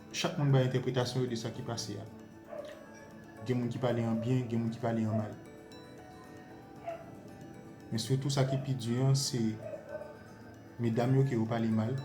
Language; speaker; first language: French; non-native, local second language; Haitian Creole